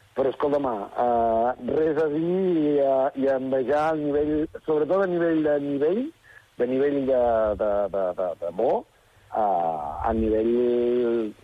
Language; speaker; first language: Catalan; early bilingual, other home language; Spanish